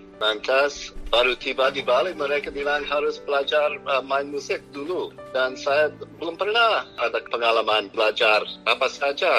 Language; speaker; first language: Indonesian; non-native, fluent; English